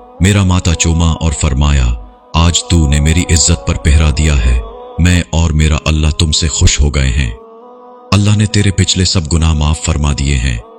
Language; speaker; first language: Urdu; non-native, local second language; Punjabi